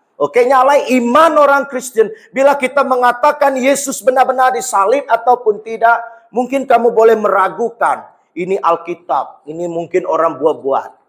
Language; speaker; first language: Malay; non-native, local second language; Iban